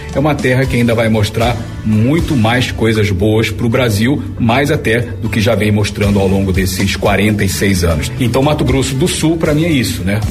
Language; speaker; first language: Portuguese; native; Portuguese